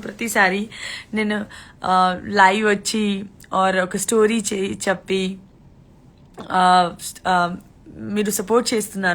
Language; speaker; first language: Telugu; non-native, learner; Gujarati